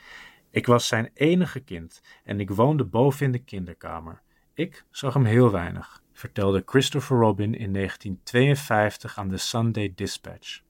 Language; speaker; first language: Dutch; native; Dutch